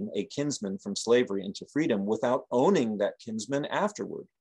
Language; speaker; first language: English; native; English